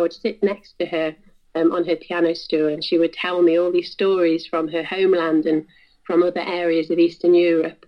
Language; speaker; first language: English; native; English